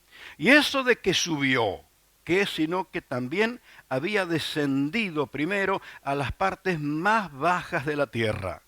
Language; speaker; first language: Spanish; native; Spanish